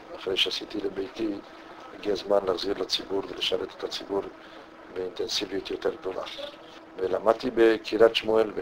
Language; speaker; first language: Hebrew; early bilingual, other home language; Romanian